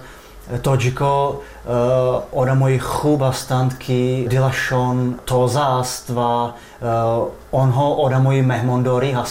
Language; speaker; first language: Persian; non-native, fluent; Czech